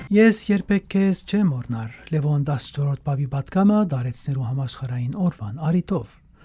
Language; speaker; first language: Armenian; native; Armenian